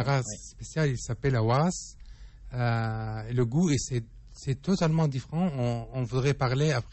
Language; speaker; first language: French; non-native, learner; Arabic